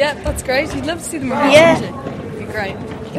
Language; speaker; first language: English; native; English